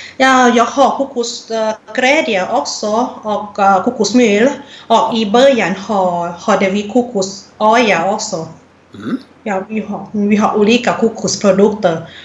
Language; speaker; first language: Swedish; non-native, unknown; Thai